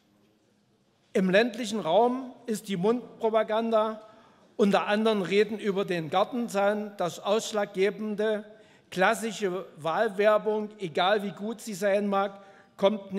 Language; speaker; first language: German; native; German